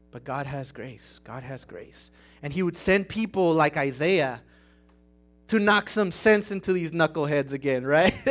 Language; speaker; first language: English; non-native, fluent; Spanish